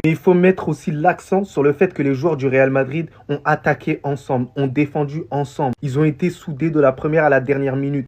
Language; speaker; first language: French; native; French